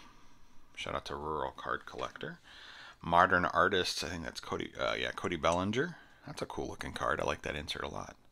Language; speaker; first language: English; native; English